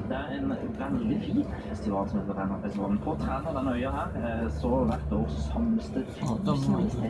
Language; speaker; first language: Norwegian; native; Norwegian